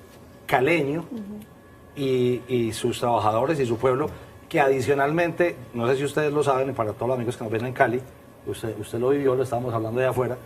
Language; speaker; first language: Spanish; native; Spanish